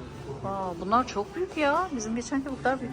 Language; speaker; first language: Turkish; native; Turkish